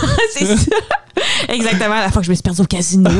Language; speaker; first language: French; native; French